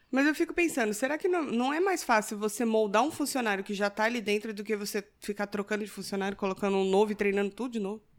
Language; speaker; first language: Portuguese; native; Portuguese